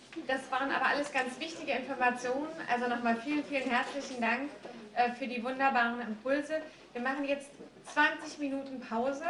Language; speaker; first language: German; native; German